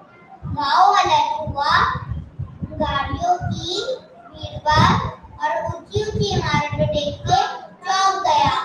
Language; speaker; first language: Hindi; native; Hindi